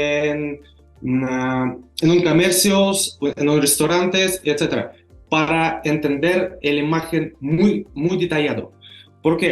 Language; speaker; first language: Spanish; non-native, fluent; Russian